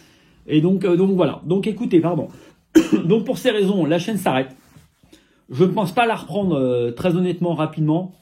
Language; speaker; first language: French; native; French